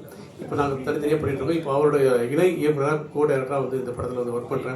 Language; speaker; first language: Tamil; native; Tamil